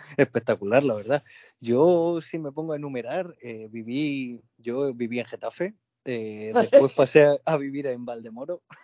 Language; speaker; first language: Spanish; native; Spanish